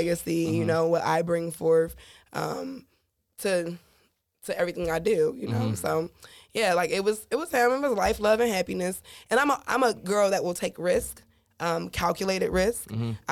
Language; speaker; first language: English; native; English